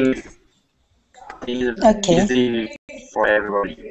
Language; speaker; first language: English; non-native, learner; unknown